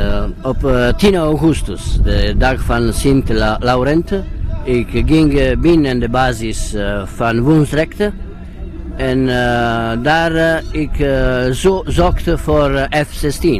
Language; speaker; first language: Dutch; non-native, learner; Italian